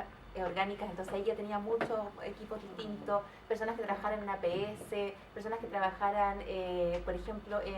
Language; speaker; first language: Spanish; native; Spanish